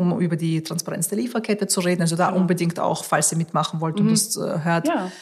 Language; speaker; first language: German; early bilingual, other home language; Russian